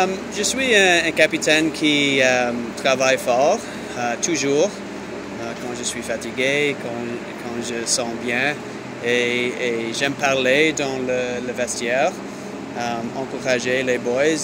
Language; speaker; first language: French; non-native, learner; English